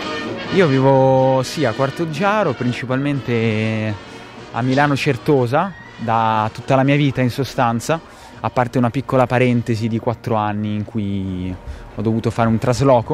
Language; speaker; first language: Italian; native; Italian